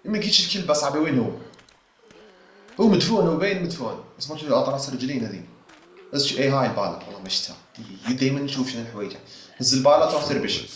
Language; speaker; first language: Arabic; native; Arabic